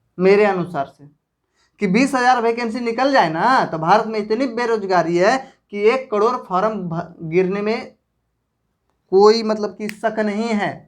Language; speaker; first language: Hindi; native; Hindi